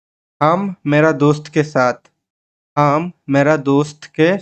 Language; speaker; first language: Hindi; non-native, learner; Bangla